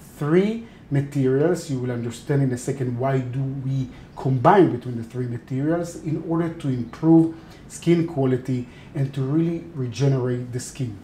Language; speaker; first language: English; non-native, fluent; Hebrew